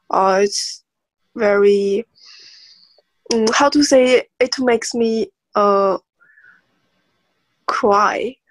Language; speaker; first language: English; non-native, learner; Chinese